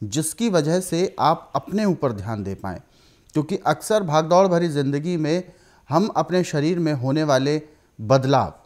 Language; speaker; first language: Hindi; native; Hindi